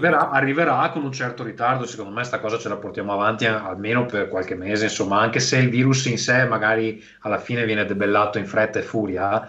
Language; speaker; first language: Italian; native; Italian